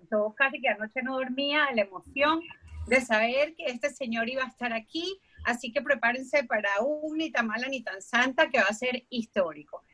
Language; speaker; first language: Spanish; native; Spanish